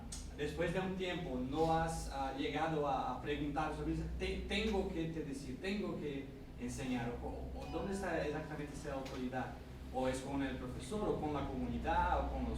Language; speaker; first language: Spanish; non-native, fluent; Portuguese